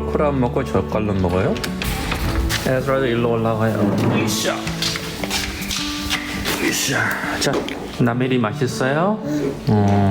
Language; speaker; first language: Korean; early bilingual, heritage; Korean